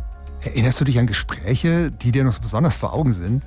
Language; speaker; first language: German; native; German